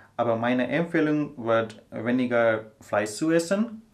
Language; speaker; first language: German; non-native, learner; Gujarati